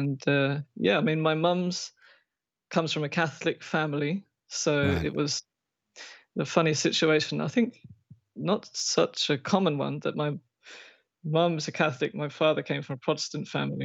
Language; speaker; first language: English; native; English